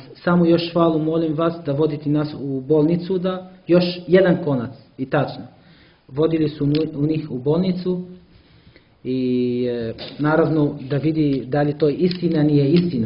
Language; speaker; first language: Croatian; non-native, learner; Arabic